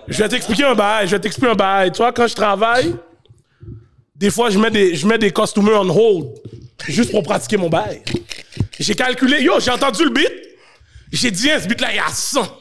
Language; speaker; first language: French; native; French